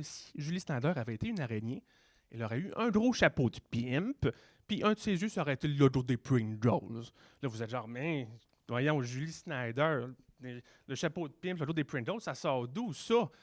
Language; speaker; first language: French; native; French